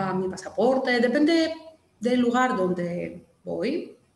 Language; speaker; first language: Spanish; non-native, fluent; Greek